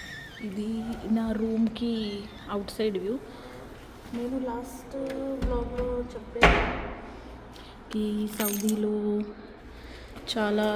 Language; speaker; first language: Telugu; non-native, learner; Marathi